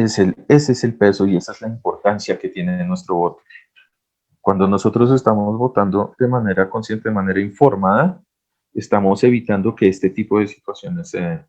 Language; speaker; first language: Spanish; native; Spanish